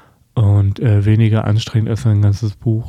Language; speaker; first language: German; native; German